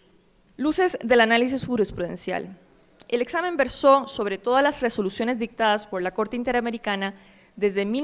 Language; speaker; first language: Spanish; native; Spanish